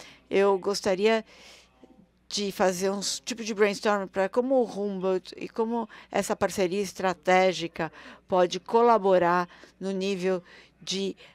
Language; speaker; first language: Portuguese; non-native, fluent; German